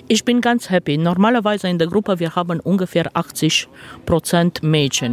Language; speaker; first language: German; non-native, fluent; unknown